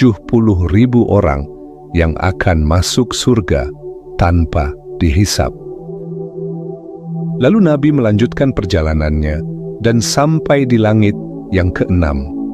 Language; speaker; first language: Indonesian; native; Indonesian